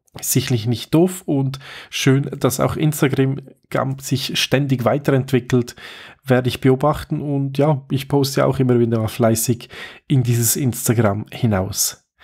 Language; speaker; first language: German; native; German